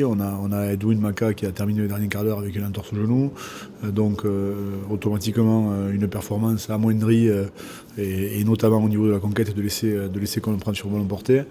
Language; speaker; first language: French; native; French